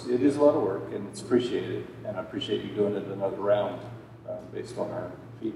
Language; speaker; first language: English; native; English